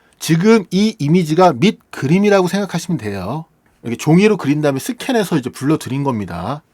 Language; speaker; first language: Korean; native; Korean